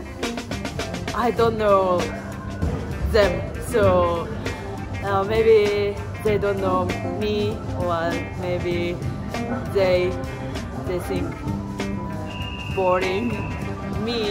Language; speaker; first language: English; non-native, learner; Japanese